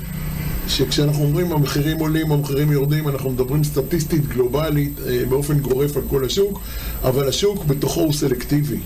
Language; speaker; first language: Hebrew; native; Hebrew